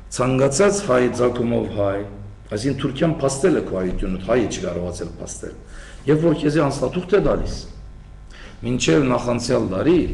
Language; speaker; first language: Armenian; early bilingual, heritage; Armenian